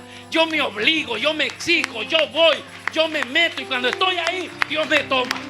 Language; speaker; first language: Spanish; native; Spanish